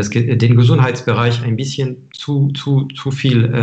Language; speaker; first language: German; non-native, fluent; French